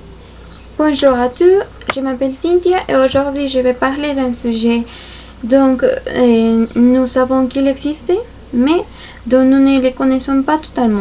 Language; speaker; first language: French; non-native, fluent; Spanish